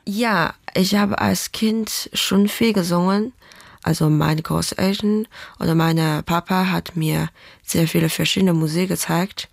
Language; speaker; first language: German; non-native, fluent; Chinese